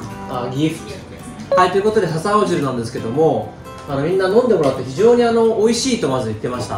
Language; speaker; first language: Japanese; native; Japanese